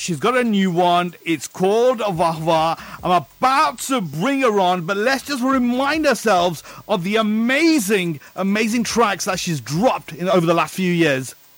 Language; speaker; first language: English; early bilingual, other home language; Hindi